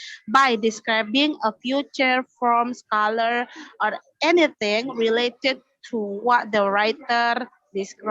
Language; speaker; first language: English; non-native, learner; Indonesian